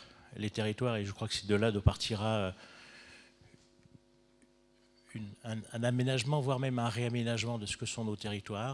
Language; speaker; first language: French; native; French